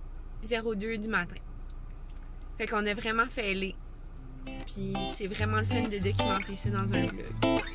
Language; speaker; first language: French; native; French